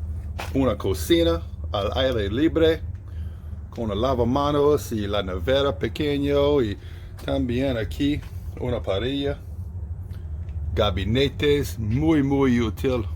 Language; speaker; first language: Spanish; non-native, fluent; English